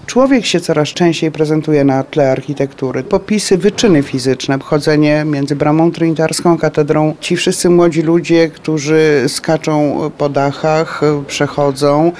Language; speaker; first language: Polish; native; Polish